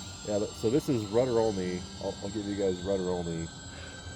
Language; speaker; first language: English; native; English